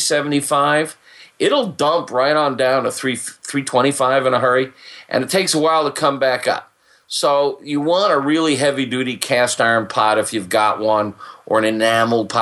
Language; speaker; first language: English; native; English